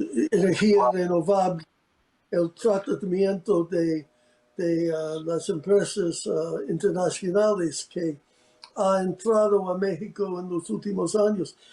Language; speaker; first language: Spanish; non-native, fluent; English